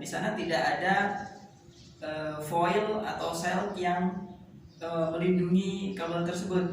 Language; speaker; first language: Indonesian; native; Indonesian